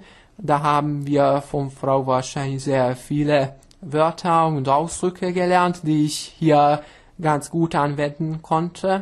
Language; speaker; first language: German; non-native, fluent; Hungarian